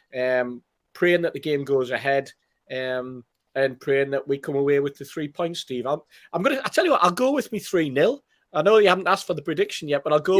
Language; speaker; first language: English; native; English